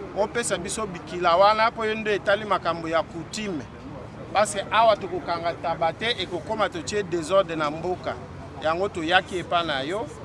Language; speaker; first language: Lingala; non-native, local second language; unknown